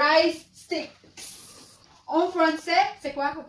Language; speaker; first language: French; non-native, learner; Filipino